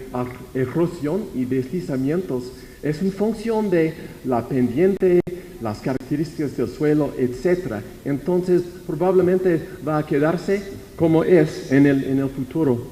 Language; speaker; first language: Spanish; non-native, fluent; English